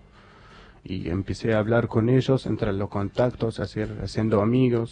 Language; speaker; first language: Spanish; non-native, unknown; Arabic